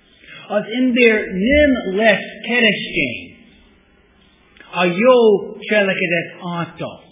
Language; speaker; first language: Hungarian; non-native, fluent; English